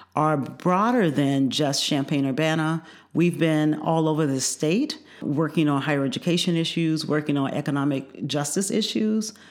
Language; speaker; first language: English; native; English